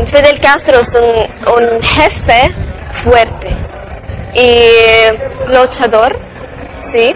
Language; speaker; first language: Spanish; non-native, learner; Arabic